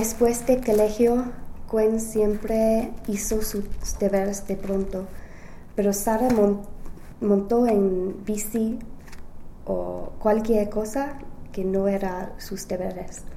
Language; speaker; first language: Spanish; non-native, learner; English